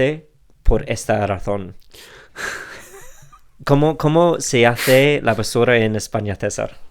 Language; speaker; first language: Spanish; non-native, fluent; English